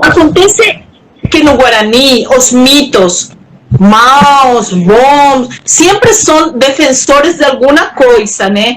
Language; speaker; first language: Portuguese; non-native, local second language; Spanish